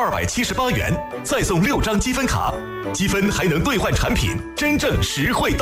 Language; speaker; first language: Chinese; native; Chinese